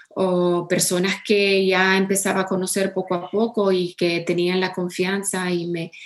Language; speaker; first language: Spanish; early bilingual, heritage; Spanish